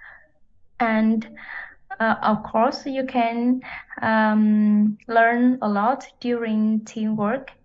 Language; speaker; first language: English; non-native, learner; Vietnamese